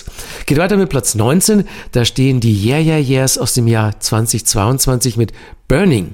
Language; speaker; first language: German; native; German